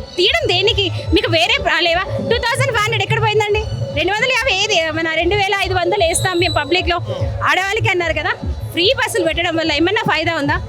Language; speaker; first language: Telugu; native; Telugu